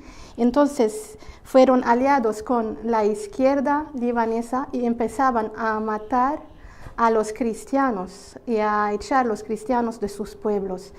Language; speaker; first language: Spanish; non-native, fluent; Arabic